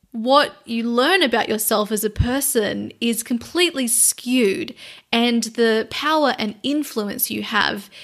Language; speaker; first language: English; native; English